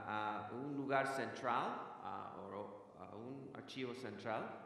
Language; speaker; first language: Spanish; non-native, fluent; English